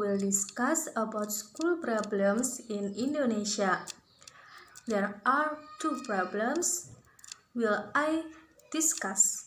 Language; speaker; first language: English; non-native, learner; Indonesian